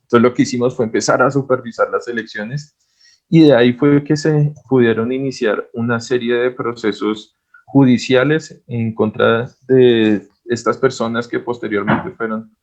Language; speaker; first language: Spanish; native; Spanish